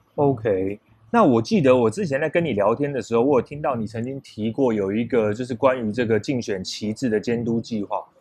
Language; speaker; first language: Chinese; native; Chinese